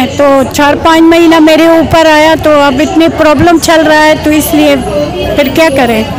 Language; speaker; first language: Hindi; non-native, fluent; Persian